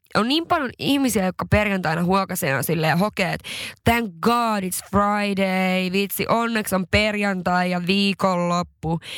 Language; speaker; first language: Finnish; non-native, local second language; Swedish